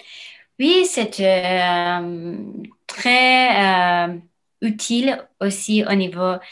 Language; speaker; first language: French; non-native, learner; Persian